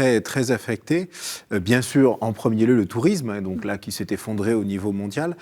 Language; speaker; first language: French; native; French